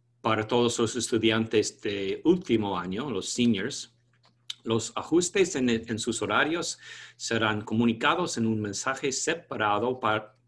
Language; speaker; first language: Spanish; non-native, fluent; English